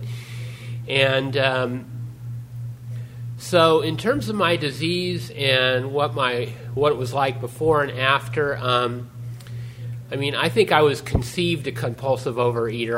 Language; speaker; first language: English; native; English